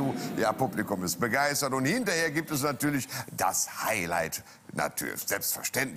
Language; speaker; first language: German; native; German